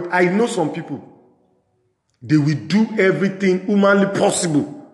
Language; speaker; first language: English; non-native, local second language; Yoruba